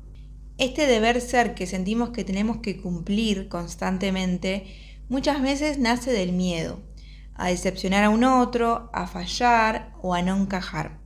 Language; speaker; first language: Spanish; native; Spanish